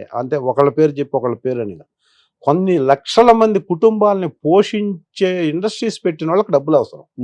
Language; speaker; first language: Telugu; native; Telugu